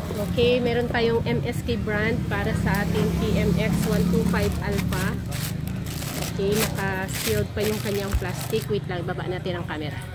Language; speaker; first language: Filipino; native; Filipino